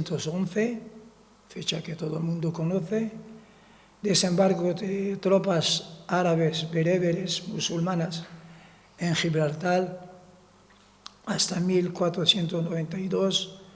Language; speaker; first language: Spanish; non-native, fluent; Arabic